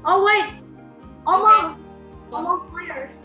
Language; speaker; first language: English; non-native, learner; Indonesian